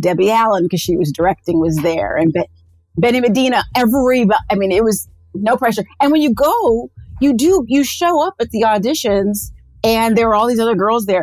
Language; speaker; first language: English; native; English